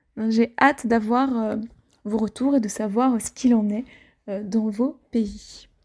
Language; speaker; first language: French; native; French